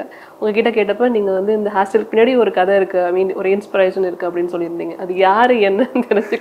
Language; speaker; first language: Tamil; native; Tamil